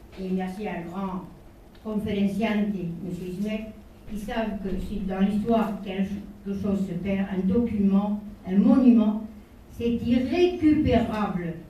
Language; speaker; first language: French; non-native, local second language; Spanish